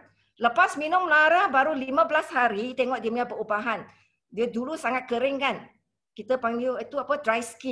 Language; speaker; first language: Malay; non-native, local second language; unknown